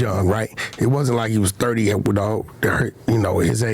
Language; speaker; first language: English; native; English